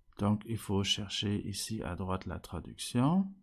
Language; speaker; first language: French; non-native, fluent; Luxembourgish